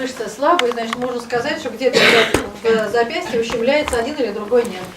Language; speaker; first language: Russian; native; Russian